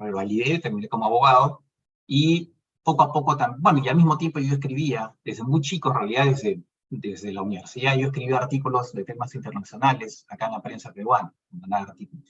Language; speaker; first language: Spanish; native; Spanish